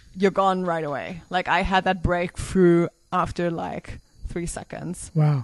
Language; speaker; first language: English; non-native, fluent; German